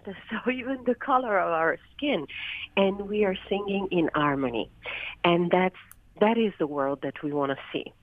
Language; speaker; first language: English; non-native, fluent; Italian